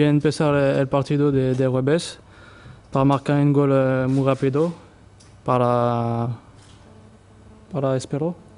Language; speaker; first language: Spanish; non-native, learner; French